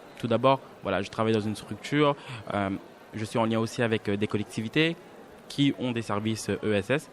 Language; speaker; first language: French; native; French